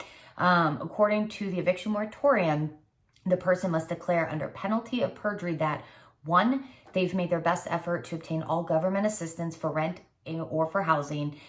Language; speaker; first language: English; native; English